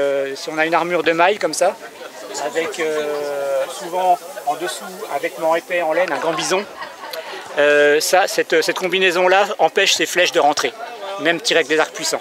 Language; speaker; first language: French; native; French